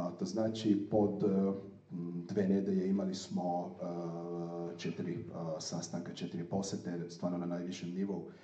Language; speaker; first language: Serbian; non-native, fluent; Hungarian